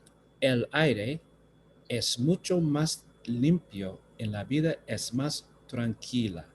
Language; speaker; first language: Spanish; non-native, learner; English